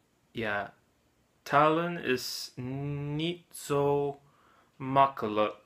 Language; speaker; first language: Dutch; non-native, learner; English